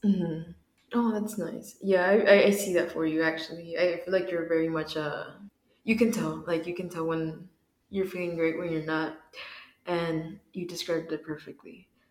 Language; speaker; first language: English; early bilingual, other home language; Spanish